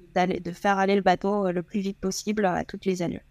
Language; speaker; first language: French; native; French